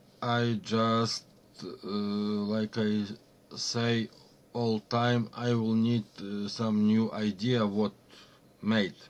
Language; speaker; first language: English; non-native, learner; Ukrainian